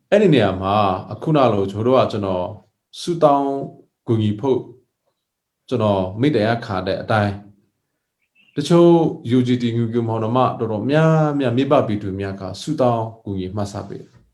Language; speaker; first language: Burmese; non-native, local second language; Hakha Chin